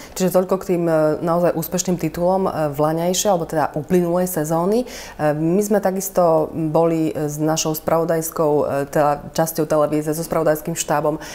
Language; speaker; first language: Slovak; native; Slovak